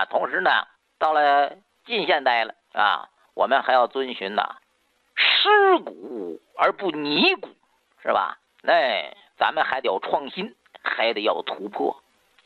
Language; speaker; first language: Chinese; native; Chinese